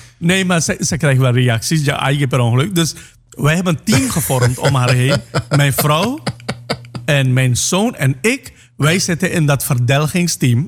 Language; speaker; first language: Dutch; native; Dutch